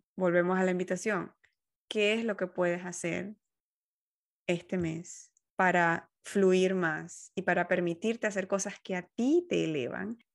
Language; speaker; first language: Spanish; native; Spanish